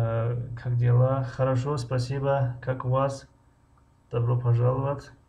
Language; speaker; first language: Russian; non-native, fluent; Tajik